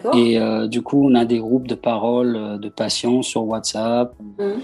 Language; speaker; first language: French; early bilingual, other home language; Persian